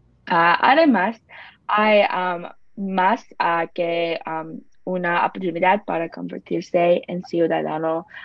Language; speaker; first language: Spanish; non-native, learner; English